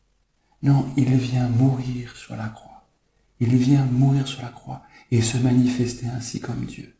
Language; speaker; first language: French; native; French